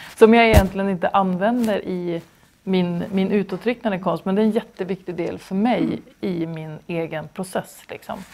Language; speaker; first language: Swedish; native; Swedish